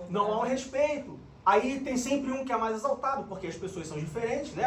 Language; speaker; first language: Portuguese; native; Portuguese